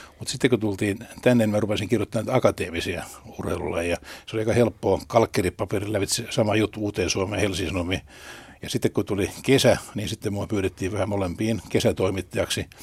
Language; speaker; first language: Finnish; native; Finnish